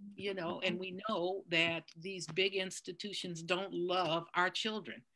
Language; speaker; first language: English; native; English